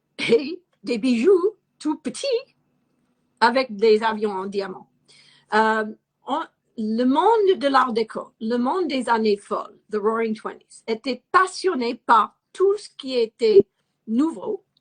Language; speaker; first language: French; non-native, fluent; English